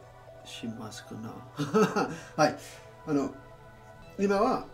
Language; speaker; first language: Japanese; non-native, learner; English